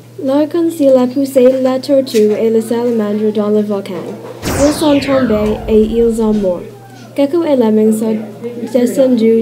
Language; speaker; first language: French; non-native, learner; English